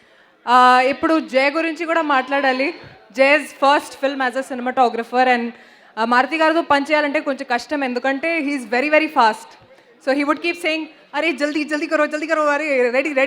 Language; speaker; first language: Telugu; non-native, fluent; Hindi